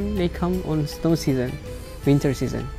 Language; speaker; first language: English; non-native, local second language; Malay